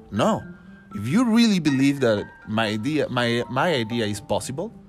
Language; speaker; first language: English; non-native, learner; Spanish